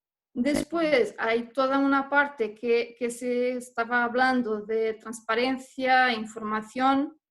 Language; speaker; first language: Spanish; non-native, fluent; Portuguese